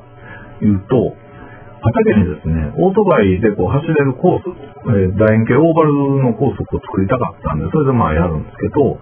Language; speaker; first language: Japanese; native; Japanese